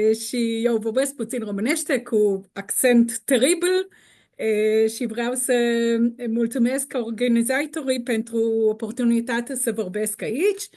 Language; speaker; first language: Romanian; early bilingual, heritage; Hebrew